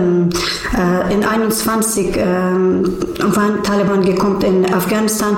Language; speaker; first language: German; non-native, learner; Persian